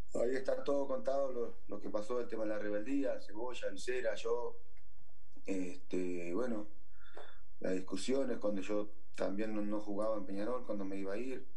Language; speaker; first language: Spanish; native; Spanish